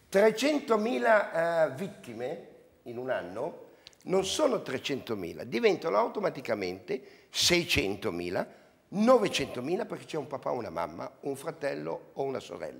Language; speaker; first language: Italian; native; Italian